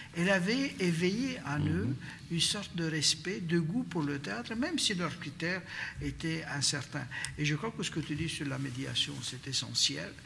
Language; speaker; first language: French; non-native, fluent; Romanian